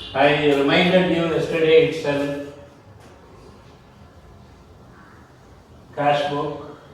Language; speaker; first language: English; non-native, local second language; Tamil